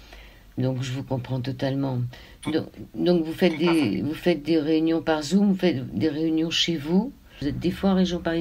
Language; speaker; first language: French; native; French